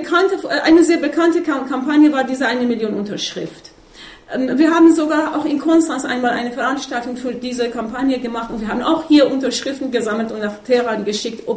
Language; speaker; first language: German; non-native, fluent; Persian